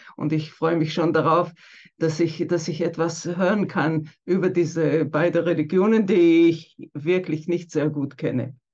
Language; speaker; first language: German; non-native, fluent; Hebrew